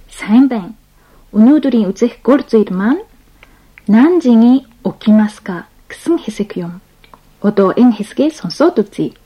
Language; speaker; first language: Mongolian; non-native, fluent; Japanese